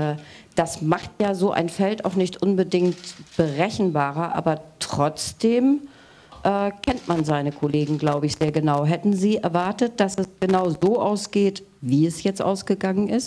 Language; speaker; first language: German; native; German